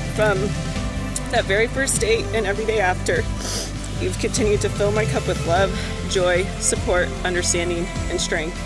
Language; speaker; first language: English; native; English